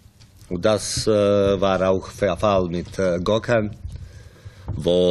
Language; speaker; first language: German; non-native, fluent; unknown